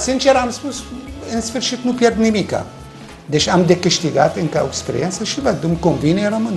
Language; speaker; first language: Romanian; non-native, fluent; Arabic